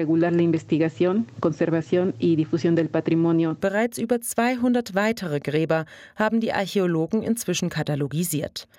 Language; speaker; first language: German; native; German